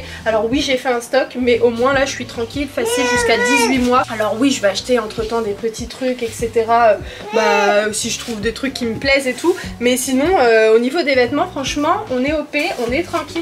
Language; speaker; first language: French; native; French